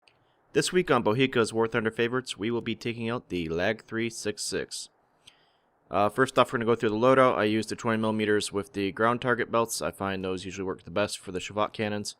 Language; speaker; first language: English; native; English